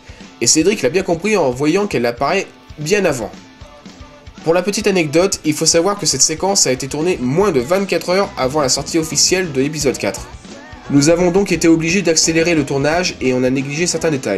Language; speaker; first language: French; native; French